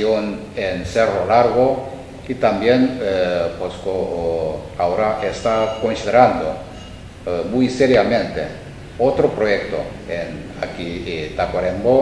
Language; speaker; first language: Spanish; non-native, fluent; Korean